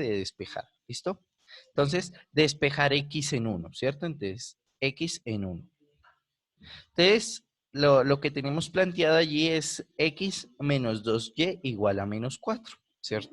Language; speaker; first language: Spanish; native; Spanish